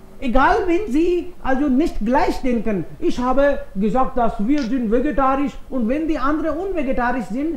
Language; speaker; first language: German; non-native, fluent; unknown